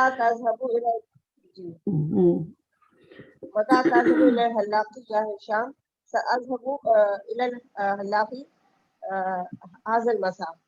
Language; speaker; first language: Arabic; non-native, learner; Urdu